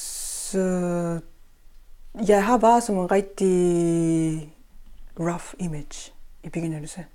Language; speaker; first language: Danish; non-native, fluent; Japanese